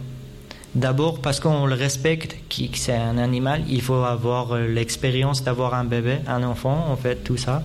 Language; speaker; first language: French; non-native, fluent; Persian